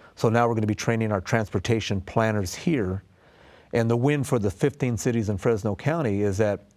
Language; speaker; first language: English; native; English